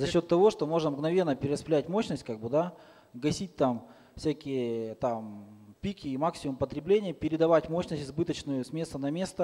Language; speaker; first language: Russian; native; Russian